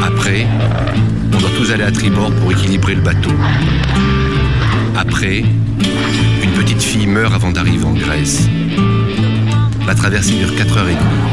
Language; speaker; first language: French; non-native, learner; Arabic